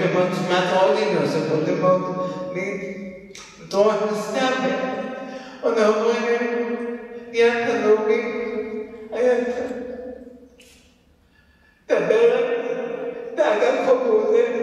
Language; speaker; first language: Slovak; early bilingual, heritage; Slovak